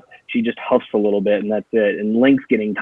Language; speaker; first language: English; native; English